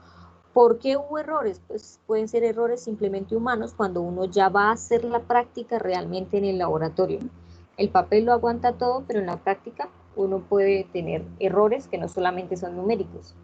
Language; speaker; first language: Spanish; native; Spanish